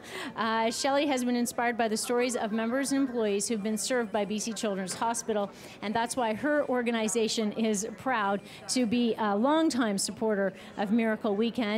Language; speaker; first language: English; native; English